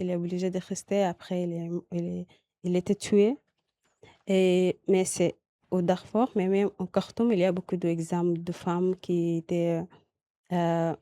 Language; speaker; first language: French; non-native, local second language; Arabic